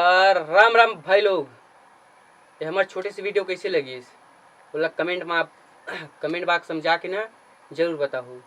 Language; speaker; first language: Hindi; non-native, local second language; Chhattisgarhi